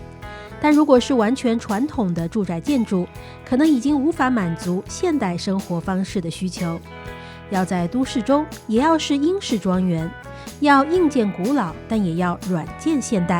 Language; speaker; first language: Chinese; native; Chinese